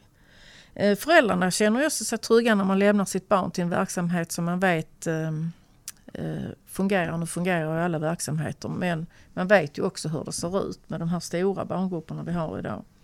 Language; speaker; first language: Swedish; native; Swedish